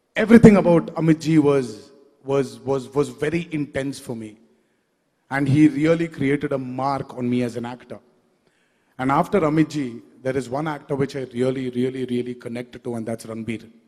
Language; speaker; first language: English; non-native, local second language; Telugu